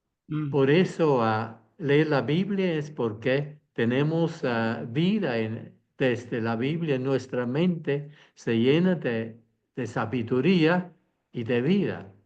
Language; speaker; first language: Spanish; non-native, fluent; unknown